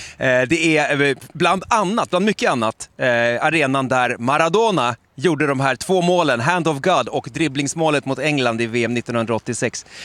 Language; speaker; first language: Swedish; native; Swedish